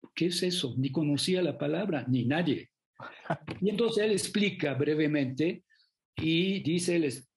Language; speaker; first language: Spanish; non-native, fluent; French